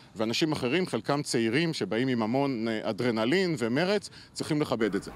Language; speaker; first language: Hebrew; native; Hebrew